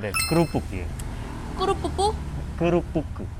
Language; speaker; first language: Korean; non-native, learner; Indonesian